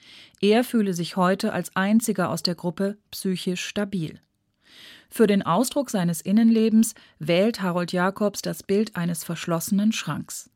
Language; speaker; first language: German; native; German